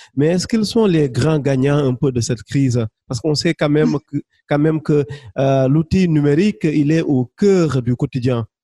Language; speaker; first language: French; non-native, local second language; Wolof